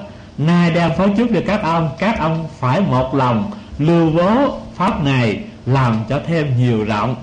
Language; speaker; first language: Vietnamese; native; Vietnamese